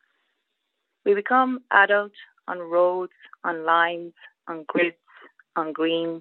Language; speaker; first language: English; native; English